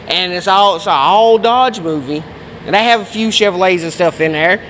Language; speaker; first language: English; native; English